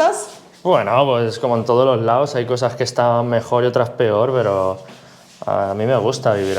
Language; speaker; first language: Spanish; non-native, fluent; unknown